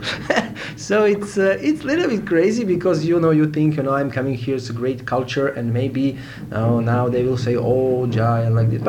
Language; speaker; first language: English; non-native, fluent; Serbian